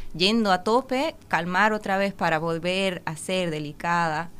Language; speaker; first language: Spanish; native; Spanish